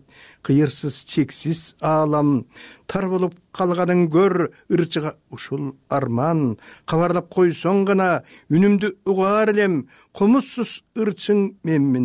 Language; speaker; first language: Kyrgyz; native; Kyrgyz